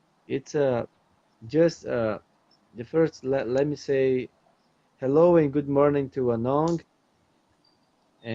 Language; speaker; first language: English; non-native, fluent; Portuguese